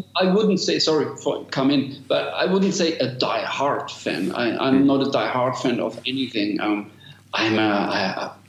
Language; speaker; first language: English; non-native, fluent; German